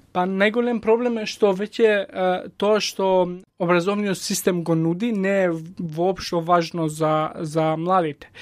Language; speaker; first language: Macedonian; non-native, local second language; Albanian